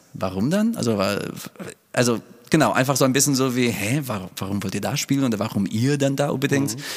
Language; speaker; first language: German; non-native, fluent; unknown